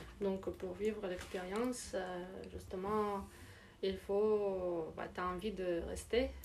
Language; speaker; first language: French; non-native, fluent; Russian